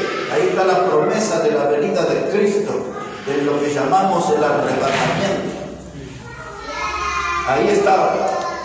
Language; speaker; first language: Spanish; native; Spanish